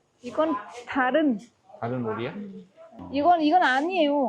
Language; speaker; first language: Korean; non-native, learner; Vietnamese